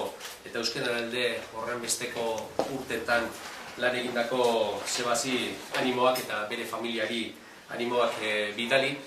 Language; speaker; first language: Basque; native; Basque